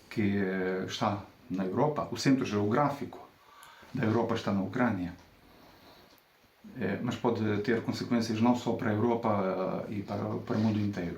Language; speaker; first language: Portuguese; non-native, fluent; Ukrainian